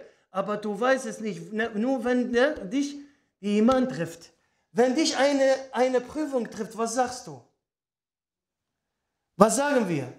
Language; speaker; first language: German; non-native, fluent; Arabic